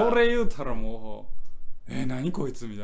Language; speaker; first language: Japanese; native; Japanese